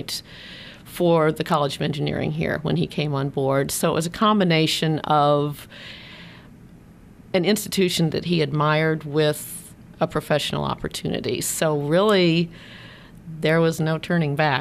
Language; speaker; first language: English; native; English